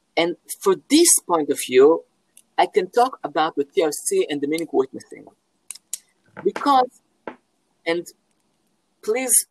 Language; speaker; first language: English; non-native, fluent; Hebrew